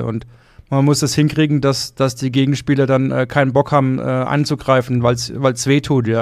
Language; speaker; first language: German; native; German